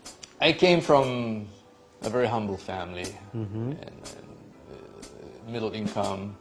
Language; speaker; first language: English; native; English